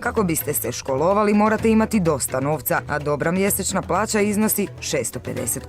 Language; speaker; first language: Croatian; native; Croatian